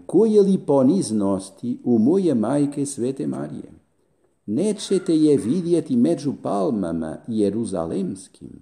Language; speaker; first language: Croatian; non-native, fluent; Spanish